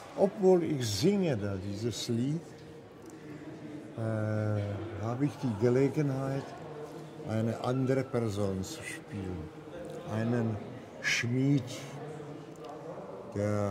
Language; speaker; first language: German; non-native, fluent; Czech